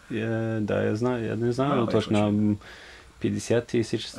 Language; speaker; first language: Russian; non-native, fluent; Norwegian